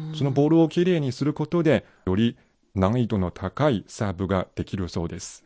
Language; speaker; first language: Japanese; non-native, fluent; Chinese